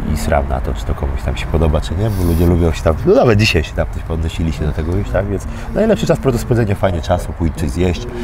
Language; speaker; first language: Polish; early bilingual, other home language; Armenian